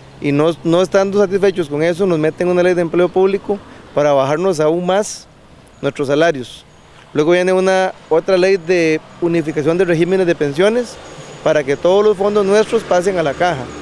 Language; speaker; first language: Spanish; native; Spanish